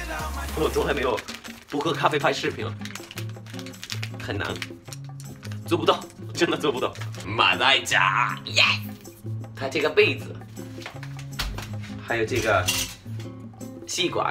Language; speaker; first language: Chinese; non-native, fluent; Spanish